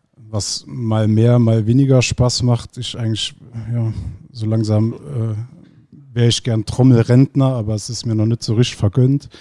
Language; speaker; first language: German; non-native, fluent; Icelandic